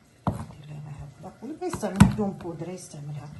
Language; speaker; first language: Arabic; native; Arabic